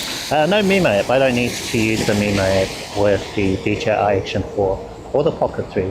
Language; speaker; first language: English; native; English